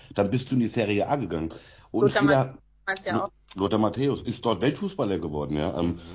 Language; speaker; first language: German; native; German